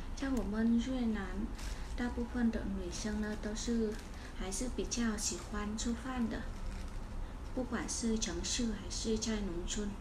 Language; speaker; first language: Chinese; non-native, fluent; Vietnamese